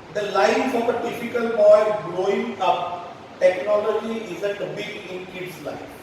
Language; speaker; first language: English; non-native, local second language; Marathi